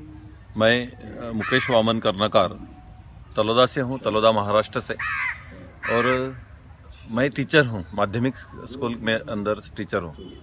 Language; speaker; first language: Hindi; non-native, local second language; Marathi